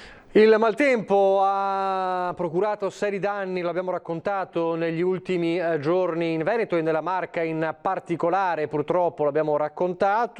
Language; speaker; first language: Italian; native; Italian